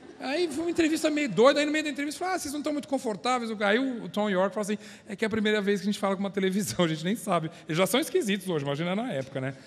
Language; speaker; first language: Portuguese; native; Portuguese